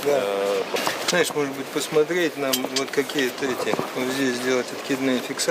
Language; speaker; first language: Russian; native; Russian